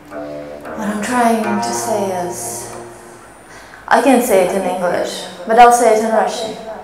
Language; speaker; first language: English; non-native, fluent; Russian